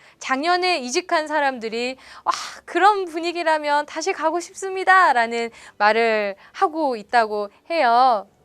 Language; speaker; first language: Korean; native; Korean